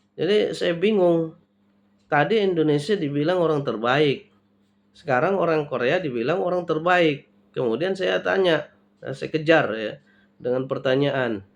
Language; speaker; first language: Indonesian; native; Indonesian